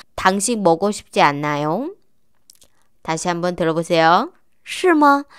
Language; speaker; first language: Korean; non-native, fluent; Chinese